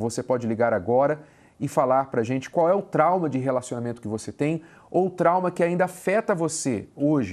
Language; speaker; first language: Portuguese; native; Portuguese